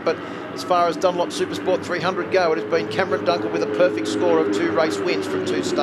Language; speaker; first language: English; native; English